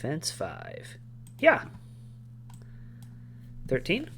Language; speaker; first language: English; native; English